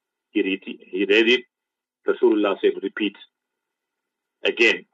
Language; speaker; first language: English; native; English